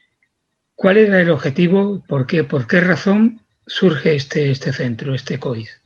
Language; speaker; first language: Spanish; native; Spanish